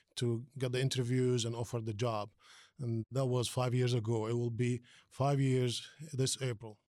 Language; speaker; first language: English; non-native, fluent; Arabic